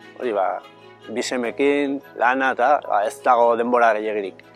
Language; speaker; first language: Basque; non-native, local second language; Spanish